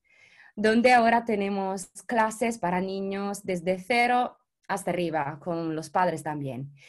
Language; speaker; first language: Spanish; non-native, fluent; Italian